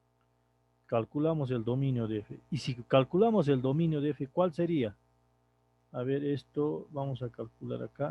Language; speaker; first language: Spanish; native; Spanish